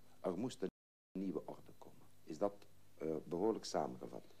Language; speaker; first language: Dutch; native; Dutch